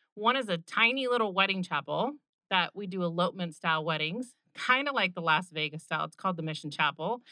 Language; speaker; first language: English; native; English